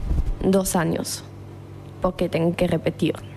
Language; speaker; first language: Spanish; non-native, fluent; German